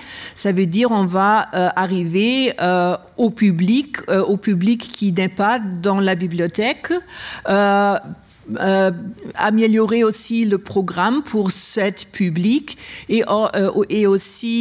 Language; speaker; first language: French; non-native, learner; German